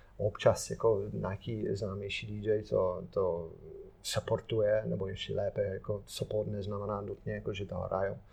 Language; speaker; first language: Czech; non-native, fluent; English